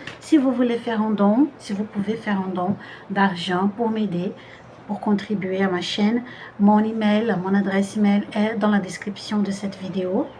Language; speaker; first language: French; non-native, fluent; Portuguese